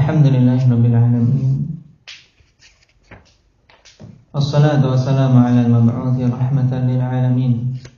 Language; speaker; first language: Arabic; non-native, fluent; Indonesian